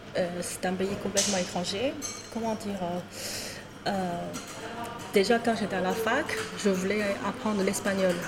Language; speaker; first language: French; non-native, fluent; Chinese